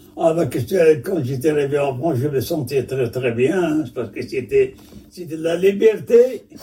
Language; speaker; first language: French; non-native, local second language; Arabic